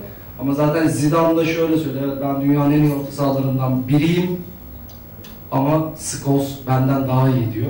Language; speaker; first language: Turkish; native; Turkish